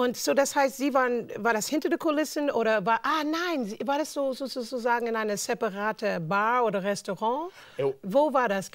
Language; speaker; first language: German; non-native, fluent; English